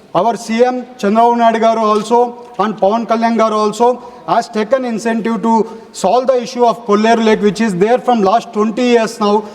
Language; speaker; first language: English; non-native, local second language; Telugu